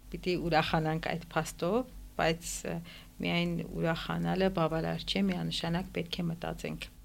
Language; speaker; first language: Armenian; native; Armenian